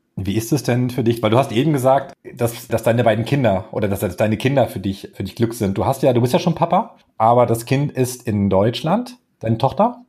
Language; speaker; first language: German; native; German